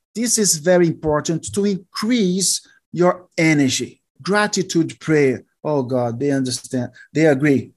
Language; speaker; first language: English; non-native, learner; Portuguese